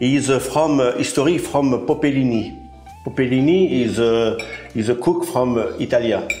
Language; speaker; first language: English; non-native, learner; French